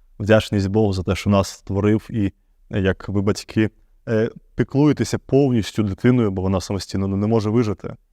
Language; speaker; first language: Ukrainian; native; Ukrainian